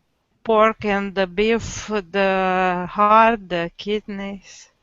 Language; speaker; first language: English; non-native, learner; Romanian